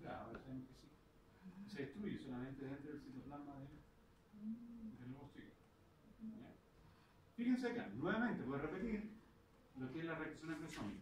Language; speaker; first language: Spanish; native; Spanish